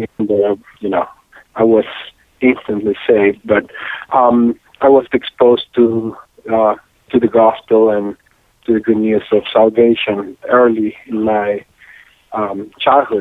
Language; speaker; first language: English; non-native, fluent; Spanish